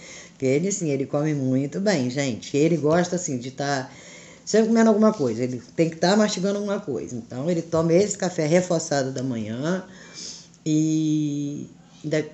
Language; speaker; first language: Portuguese; native; Portuguese